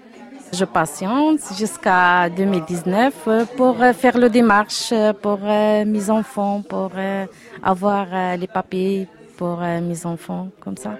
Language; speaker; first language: French; non-native, learner; Arabic